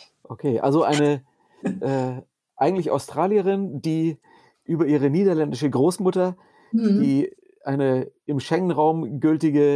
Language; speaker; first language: German; native; German